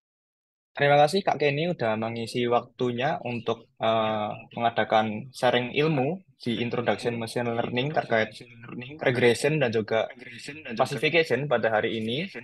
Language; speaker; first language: Indonesian; native; Indonesian